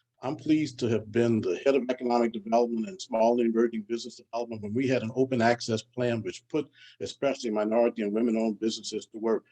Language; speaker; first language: English; native; English